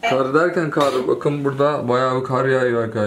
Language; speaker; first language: Turkish; native; Turkish